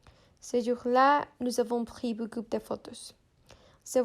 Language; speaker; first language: French; non-native, learner; Spanish